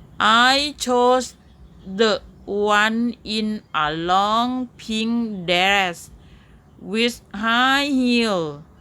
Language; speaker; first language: English; non-native, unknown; Thai